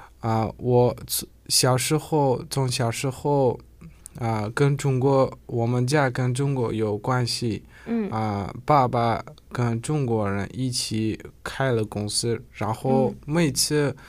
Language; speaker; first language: Chinese; non-native, learner; Uzbek